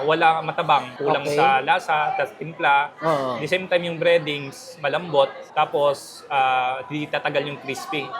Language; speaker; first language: Filipino; native; Filipino